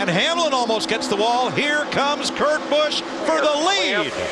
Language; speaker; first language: English; native; English